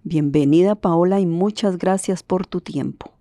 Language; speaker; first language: Spanish; native; Spanish